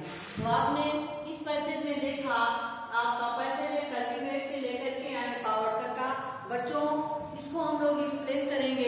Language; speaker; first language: Hindi; native; Hindi